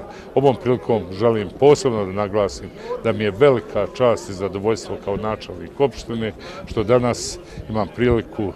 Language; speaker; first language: Serbian; native; Serbian